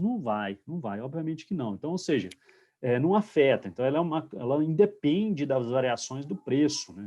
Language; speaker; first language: Portuguese; native; Portuguese